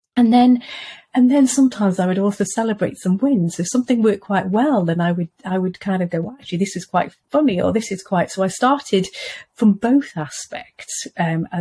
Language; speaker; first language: English; native; English